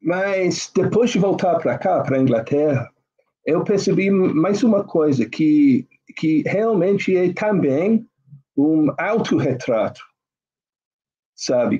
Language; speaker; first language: Portuguese; non-native, fluent; English